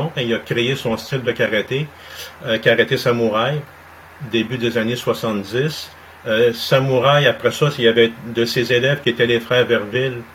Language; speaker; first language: French; native; French